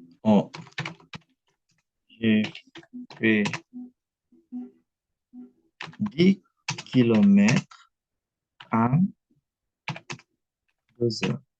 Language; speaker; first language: French; non-native, fluent; Indonesian